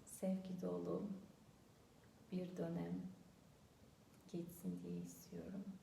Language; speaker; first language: Turkish; non-native, fluent; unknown